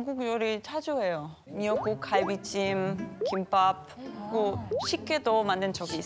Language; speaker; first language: Korean; non-native, learner; German